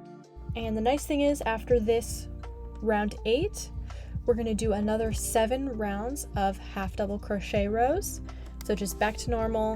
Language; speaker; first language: English; native; English